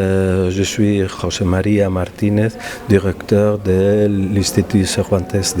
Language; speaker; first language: French; non-native, fluent; Spanish